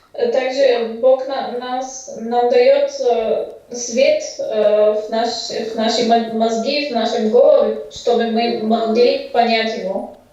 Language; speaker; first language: Russian; non-native, fluent; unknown